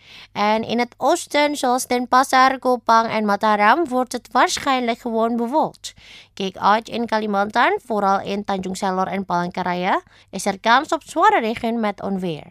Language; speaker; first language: Dutch; non-native, fluent; Indonesian